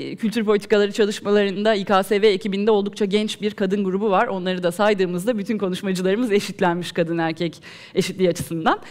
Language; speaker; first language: Turkish; native; Turkish